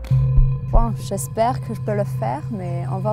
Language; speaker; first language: French; non-native, learner; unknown